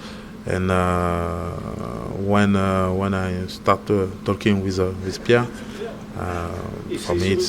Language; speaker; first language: English; non-native, learner; French